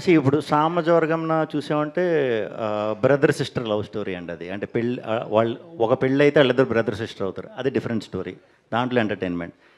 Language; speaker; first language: Telugu; native; Telugu